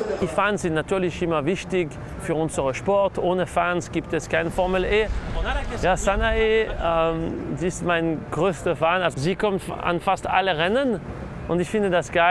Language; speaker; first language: German; non-native, local second language; French